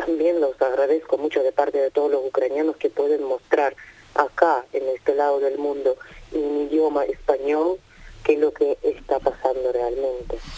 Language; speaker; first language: Spanish; non-native, fluent; Ukrainian